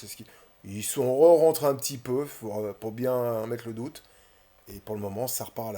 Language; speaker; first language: French; native; French